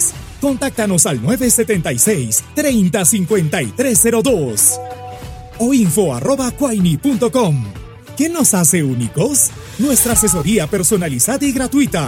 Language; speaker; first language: Spanish; native; Spanish